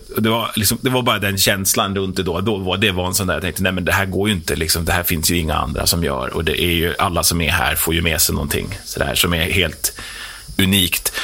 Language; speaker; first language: Swedish; native; Swedish